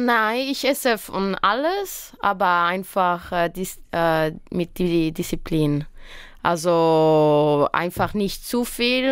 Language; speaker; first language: German; non-native, fluent; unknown